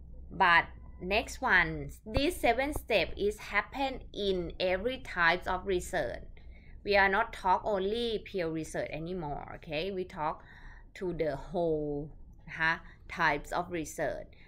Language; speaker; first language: English; non-native, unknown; Thai